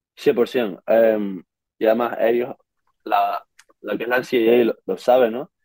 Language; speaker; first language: Spanish; native; Spanish